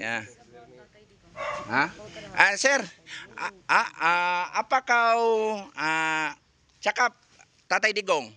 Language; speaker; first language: Indonesian; non-native, learner; Filipino